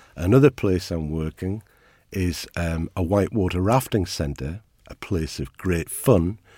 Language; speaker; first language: English; native; English